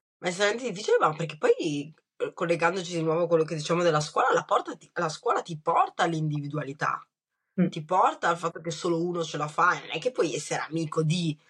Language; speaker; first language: Italian; early bilingual, other home language; Kinyarwanda